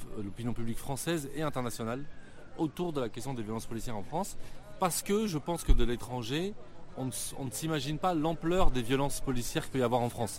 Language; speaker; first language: French; native; French